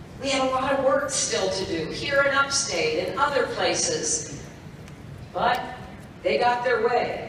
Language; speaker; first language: English; native; English